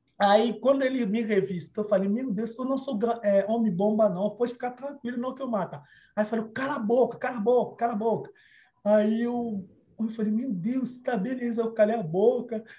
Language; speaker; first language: Portuguese; non-native, fluent; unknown